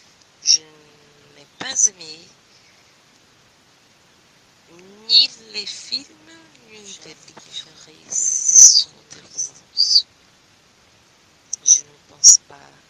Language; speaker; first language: French; non-native, learner; Portuguese